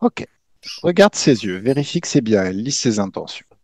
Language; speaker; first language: French; native; French